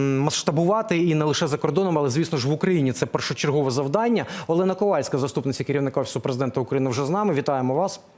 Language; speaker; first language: Ukrainian; native; Ukrainian